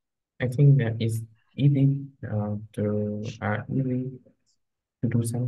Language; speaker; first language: English; non-native, learner; Vietnamese